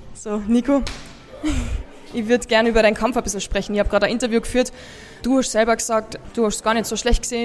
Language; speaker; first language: German; native; German